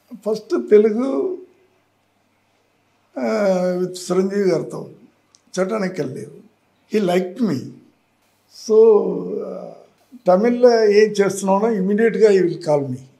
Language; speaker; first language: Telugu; non-native, learner; Tamil